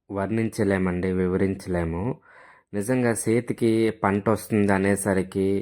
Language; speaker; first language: Telugu; non-native, local second language; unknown